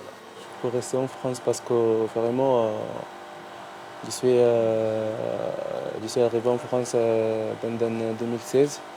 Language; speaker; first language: French; non-native, learner; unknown